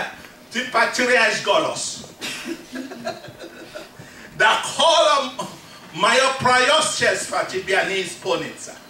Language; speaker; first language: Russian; non-native, fluent; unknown